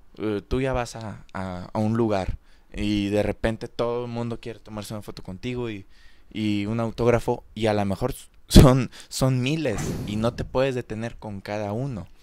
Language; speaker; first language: Spanish; native; Spanish